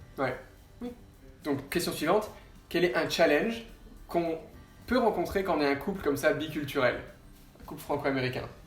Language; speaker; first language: French; native; French